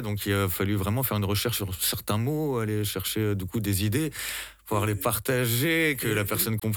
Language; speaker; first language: French; native; French